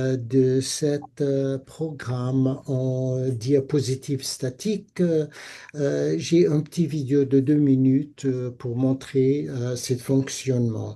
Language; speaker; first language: French; non-native, fluent; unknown